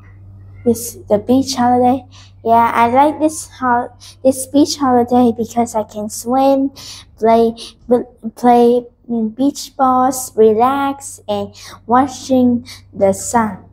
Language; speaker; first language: English; non-native, learner; Vietnamese